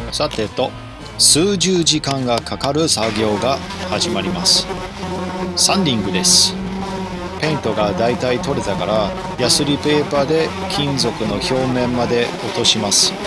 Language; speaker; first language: Japanese; non-native, fluent; English